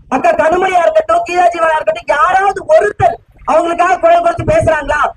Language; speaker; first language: Tamil; native; Tamil